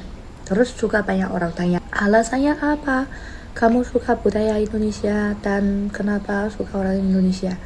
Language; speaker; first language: Indonesian; non-native, learner; Chinese